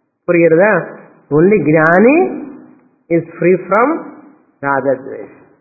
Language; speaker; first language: English; non-native, local second language; Tamil